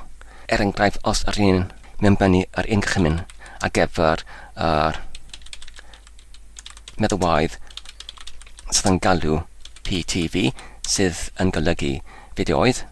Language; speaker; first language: Welsh; non-native, learner; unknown